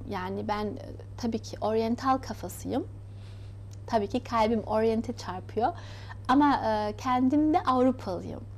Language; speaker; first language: Turkish; early bilingual, heritage; Turkish